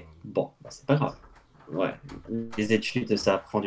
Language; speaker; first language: French; native; French